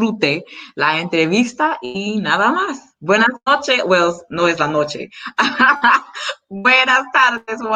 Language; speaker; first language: Spanish; non-native, learner; English